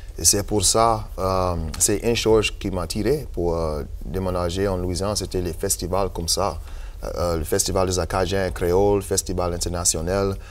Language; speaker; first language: French; non-native, local second language; English